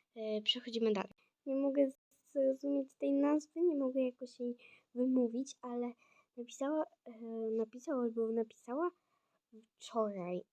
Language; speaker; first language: Polish; non-native, fluent; Ukrainian